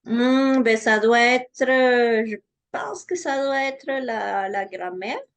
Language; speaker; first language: French; non-native, fluent; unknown